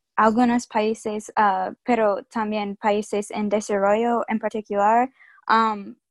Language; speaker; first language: Spanish; non-native, learner; English